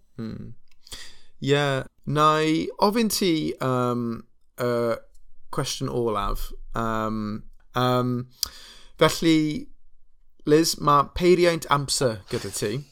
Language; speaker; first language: Welsh; non-native, local second language; English